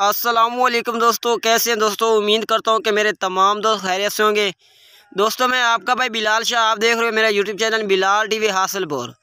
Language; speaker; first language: Urdu; non-native, local second language; Punjabi